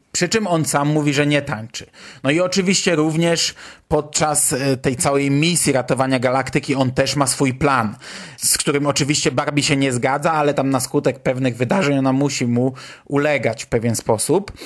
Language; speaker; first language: Polish; native; Polish